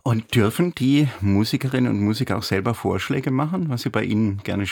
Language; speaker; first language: German; native; German